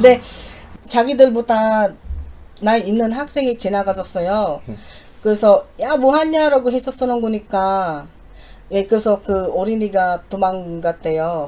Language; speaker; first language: Korean; non-native, learner; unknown